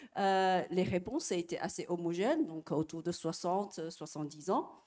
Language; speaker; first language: French; non-native, fluent; Chinese